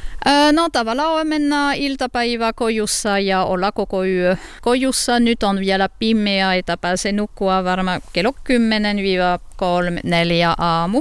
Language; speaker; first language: Finnish; non-native, learner; French